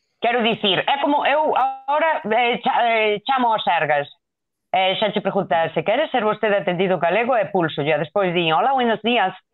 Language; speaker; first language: Galician; non-native, local second language; Spanish